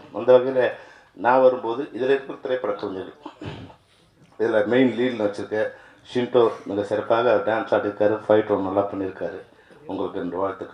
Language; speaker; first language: Tamil; native; Tamil